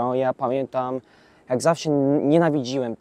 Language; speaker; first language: Polish; early bilingual, heritage; English